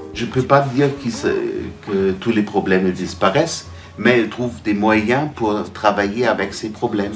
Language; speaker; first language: French; non-native, fluent; German